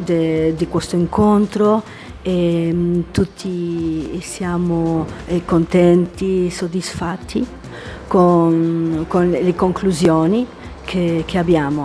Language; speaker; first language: Italian; early bilingual, heritage; Spanish